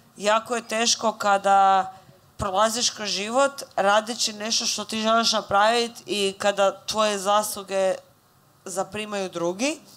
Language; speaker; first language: Croatian; native; Croatian